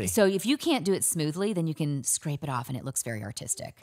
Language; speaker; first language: English; native; English